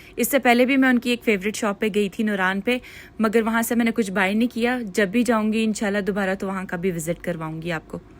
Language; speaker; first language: Urdu; native; Urdu